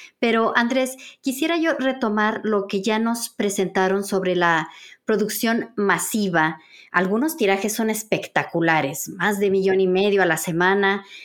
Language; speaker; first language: Spanish; native; Spanish